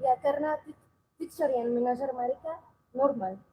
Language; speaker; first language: Indonesian; non-native, learner; Arabic